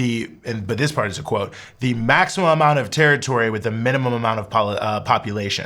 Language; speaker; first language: English; native; English